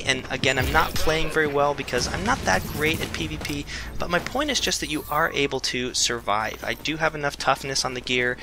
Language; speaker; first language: English; native; English